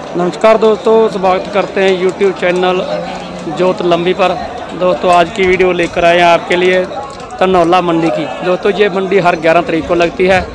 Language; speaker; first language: Hindi; non-native, local second language; Punjabi